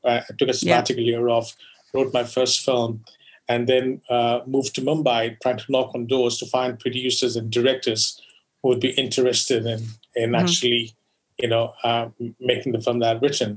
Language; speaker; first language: English; non-native, local second language; Konkani